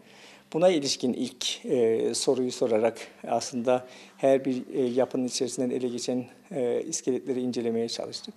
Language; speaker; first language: Turkish; native; Turkish